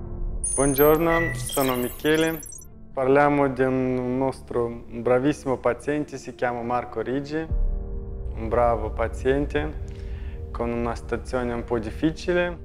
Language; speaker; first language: Italian; non-native, learner; Romanian